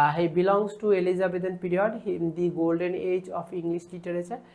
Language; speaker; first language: English; non-native, local second language; Bangla